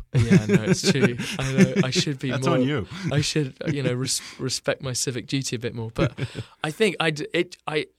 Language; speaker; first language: English; native; English